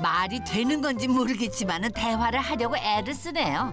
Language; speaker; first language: Korean; native; Korean